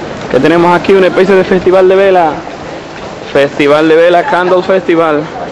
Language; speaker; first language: Spanish; native; Spanish